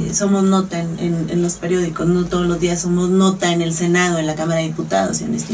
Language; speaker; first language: Spanish; native; Spanish